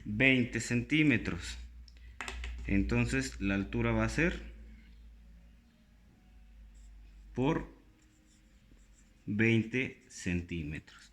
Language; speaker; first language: Spanish; native; Spanish